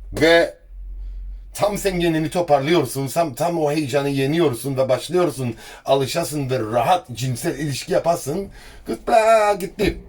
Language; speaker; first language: Turkish; early bilingual, heritage; Turkish